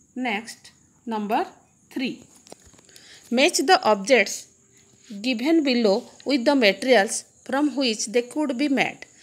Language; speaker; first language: English; non-native, local second language; Odia